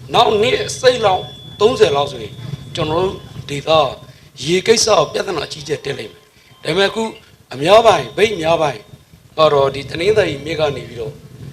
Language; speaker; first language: Burmese; native; Burmese